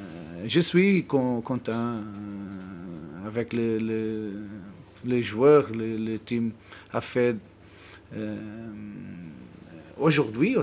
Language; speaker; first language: French; non-native, learner; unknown